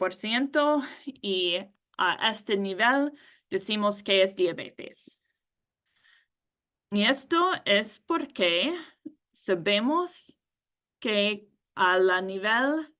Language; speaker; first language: Spanish; non-native, learner; English